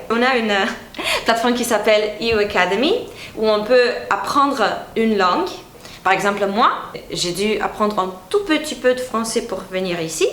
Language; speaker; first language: French; non-native, fluent; Romanian